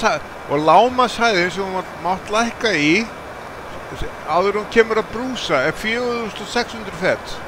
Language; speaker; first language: Icelandic; native; Icelandic